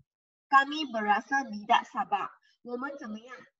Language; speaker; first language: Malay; non-native, local second language; Chinese